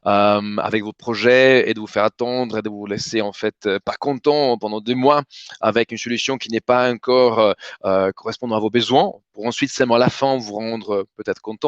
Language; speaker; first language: French; native; French